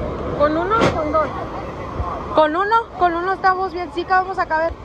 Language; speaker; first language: Spanish; early bilingual, other home language; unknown